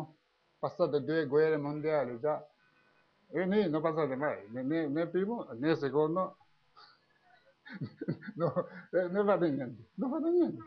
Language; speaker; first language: Italian; non-native, learner; Tibetan